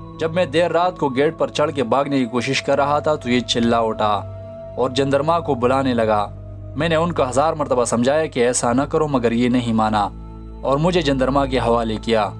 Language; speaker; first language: Urdu; non-native, local second language; Pashto